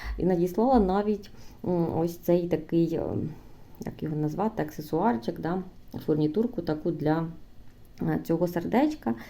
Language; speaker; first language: Ukrainian; non-native, local second language; Russian